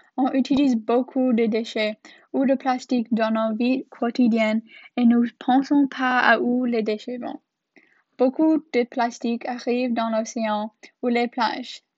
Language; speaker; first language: French; non-native, learner; English